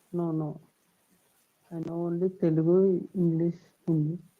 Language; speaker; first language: English; non-native, learner; Telugu